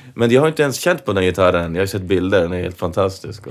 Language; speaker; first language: Swedish; native; Swedish